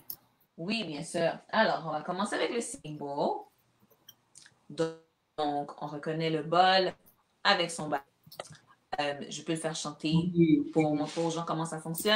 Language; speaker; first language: French; native; French